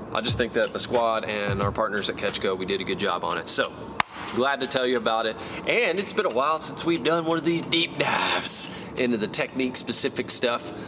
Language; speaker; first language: English; native; English